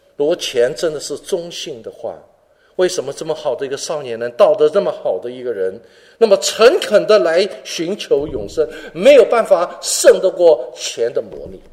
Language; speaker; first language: Chinese; non-native, local second language; Cantonese